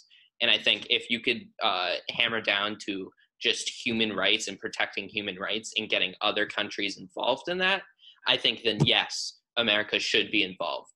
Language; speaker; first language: English; native; English